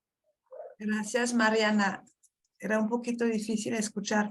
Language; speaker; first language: Spanish; non-native, fluent; French